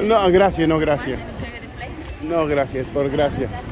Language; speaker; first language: Spanish; non-native, learner; English